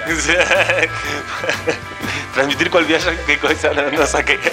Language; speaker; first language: Portuguese; non-native, fluent; Spanish